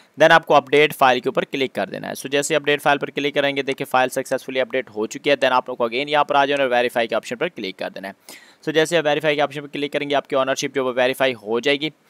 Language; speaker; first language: Urdu; non-native, local second language; Punjabi